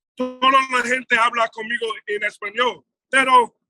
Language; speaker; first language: Spanish; non-native, learner; English